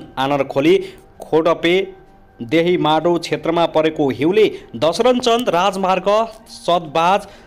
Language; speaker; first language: Nepali; native; Nepali